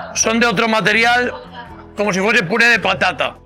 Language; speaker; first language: Spanish; native; Spanish